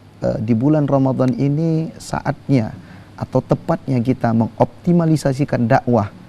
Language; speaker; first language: Indonesian; native; Indonesian